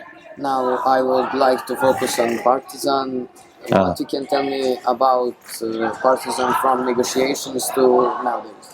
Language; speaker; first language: English; non-native, learner; Serbian